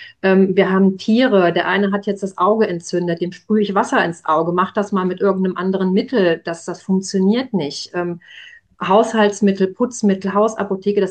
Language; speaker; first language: German; native; German